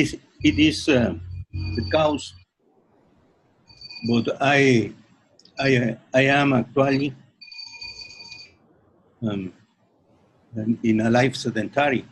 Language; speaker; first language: English; non-native, learner; Spanish